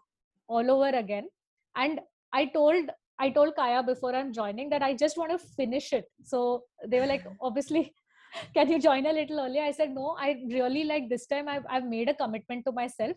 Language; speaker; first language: English; non-native, local second language; Tamil